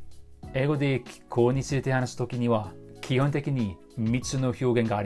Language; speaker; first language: Japanese; non-native, fluent; English